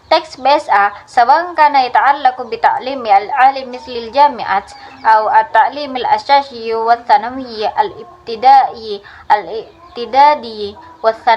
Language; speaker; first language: Arabic; non-native, fluent; Indonesian